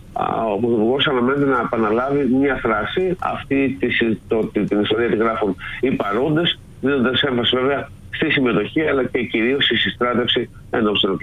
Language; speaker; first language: Greek; native; Greek